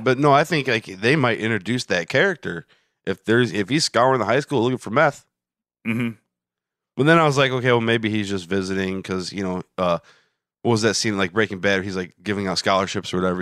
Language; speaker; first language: English; native; English